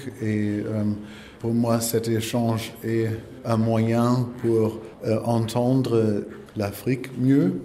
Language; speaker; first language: French; non-native, fluent; German